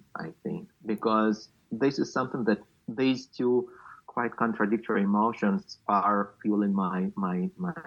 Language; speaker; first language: English; non-native, fluent; Ukrainian